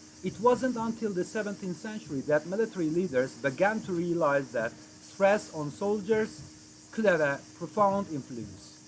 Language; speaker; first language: English; non-native, fluent; Turkish